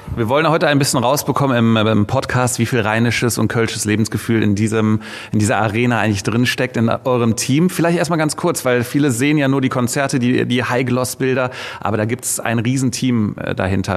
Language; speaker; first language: German; native; German